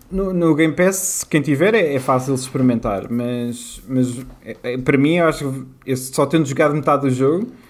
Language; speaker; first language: Portuguese; native; Portuguese